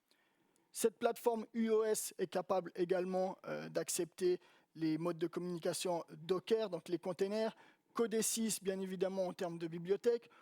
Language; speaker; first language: French; native; French